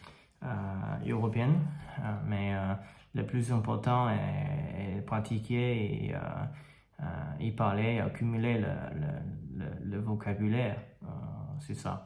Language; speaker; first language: French; non-native, learner; Chinese